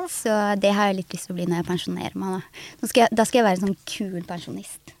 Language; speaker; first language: Norwegian; early bilingual, other home language; Somali